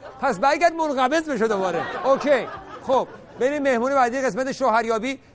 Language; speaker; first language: Persian; early bilingual, heritage; Persian